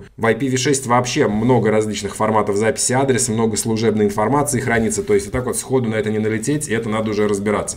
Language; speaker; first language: Russian; native; Russian